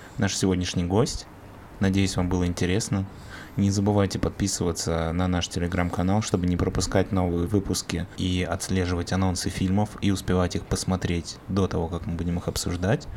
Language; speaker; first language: Russian; native; Russian